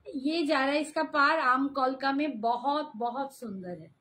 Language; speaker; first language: Hindi; non-native, local second language; Bangla